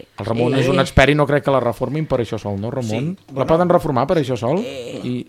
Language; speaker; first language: Catalan; native; Catalan